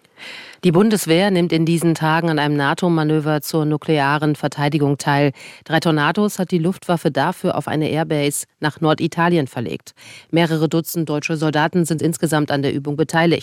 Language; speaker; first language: German; native; German